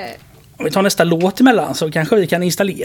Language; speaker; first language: Swedish; native; Swedish